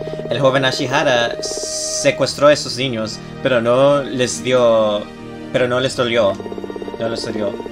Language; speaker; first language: Spanish; non-native, learner; English